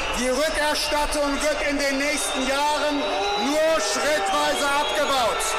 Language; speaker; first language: German; native; German